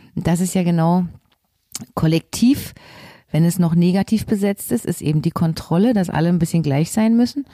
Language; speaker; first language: German; native; German